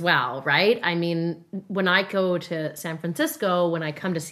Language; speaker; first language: English; native; English